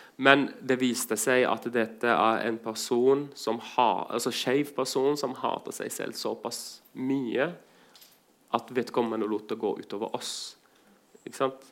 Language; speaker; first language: Norwegian; non-native, fluent; Arabic